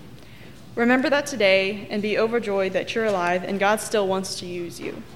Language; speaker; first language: English; native; English